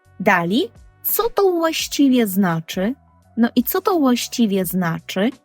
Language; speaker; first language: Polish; non-native, fluent; Ukrainian